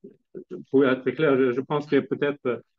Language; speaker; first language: French; non-native, fluent; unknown